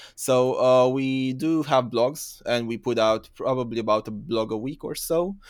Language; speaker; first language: English; non-native, fluent; Romanian